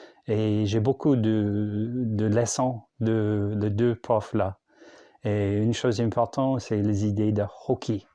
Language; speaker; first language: French; non-native, learner; English